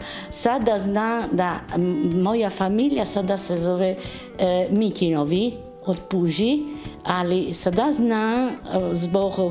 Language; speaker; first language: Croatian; early bilingual, heritage; Italian